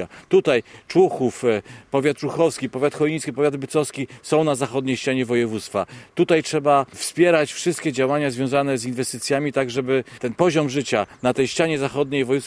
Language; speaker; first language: Polish; native; Polish